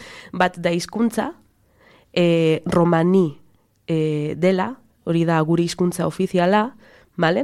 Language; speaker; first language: Basque; non-native, local second language; Spanish